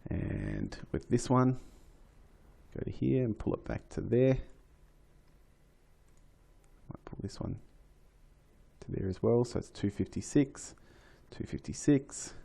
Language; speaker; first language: English; native; English